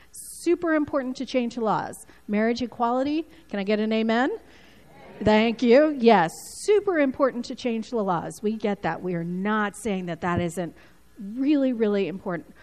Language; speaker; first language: English; early bilingual, other home language; Spanish